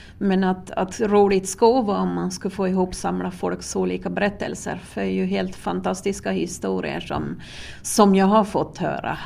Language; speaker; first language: Swedish; native; Swedish